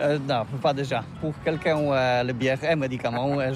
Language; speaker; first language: French; non-native, learner; Polish